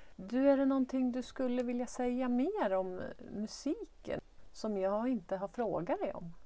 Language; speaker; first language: Swedish; native; Swedish